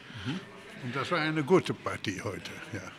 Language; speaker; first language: German; non-native, fluent; Dutch